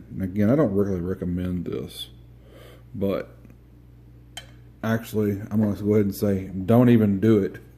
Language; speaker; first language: English; native; English